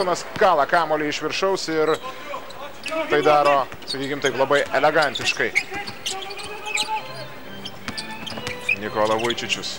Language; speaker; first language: Lithuanian; native; Lithuanian